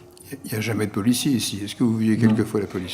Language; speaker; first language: French; native; French